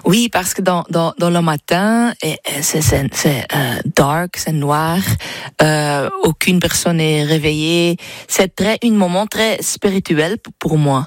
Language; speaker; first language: French; non-native, fluent; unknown